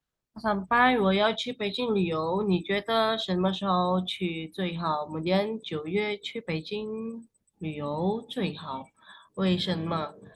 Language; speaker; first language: Chinese; non-native, fluent; Indonesian